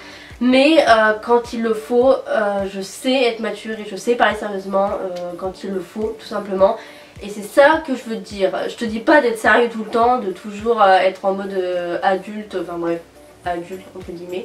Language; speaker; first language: French; native; French